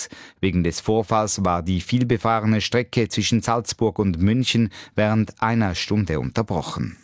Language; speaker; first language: German; native; German